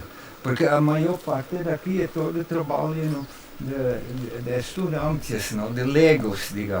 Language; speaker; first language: Portuguese; non-native, fluent; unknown